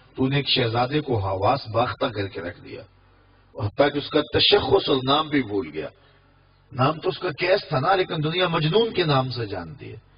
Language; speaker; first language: Urdu; non-native, local second language; Punjabi